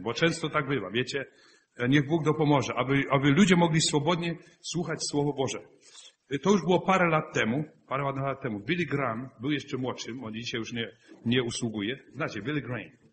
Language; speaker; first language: Polish; non-native, fluent; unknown